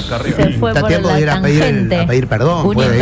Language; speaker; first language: Spanish; native; Spanish